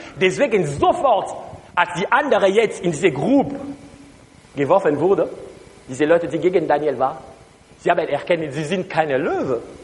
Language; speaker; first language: German; non-native, learner; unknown